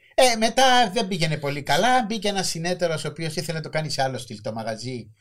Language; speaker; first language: Greek; native; Greek